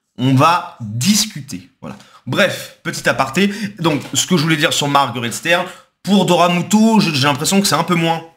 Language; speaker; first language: French; native; French